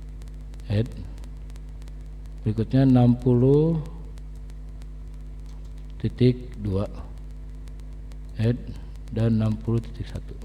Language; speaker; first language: Indonesian; native; Indonesian